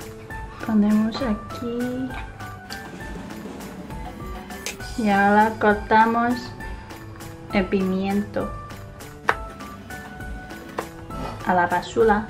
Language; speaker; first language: Spanish; non-native, fluent; Chinese